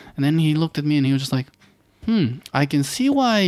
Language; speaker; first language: English; non-native, fluent; Bulgarian